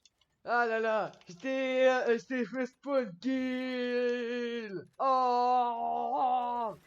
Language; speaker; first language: French; native; French